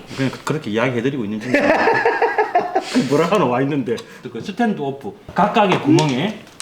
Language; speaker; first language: Korean; native; Korean